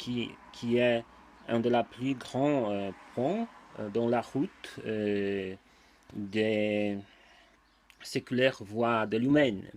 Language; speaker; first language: French; non-native, learner; Polish